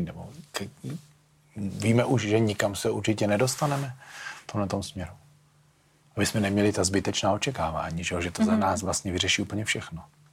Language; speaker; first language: Czech; native; Czech